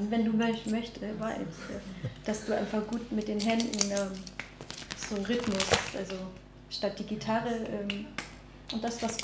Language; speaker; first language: German; native; German